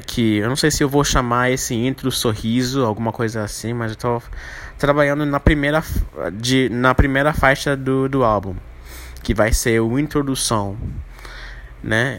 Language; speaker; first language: Portuguese; non-native, fluent; English